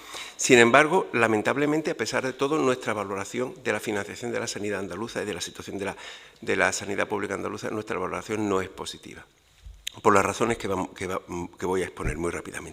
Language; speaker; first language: Spanish; native; Spanish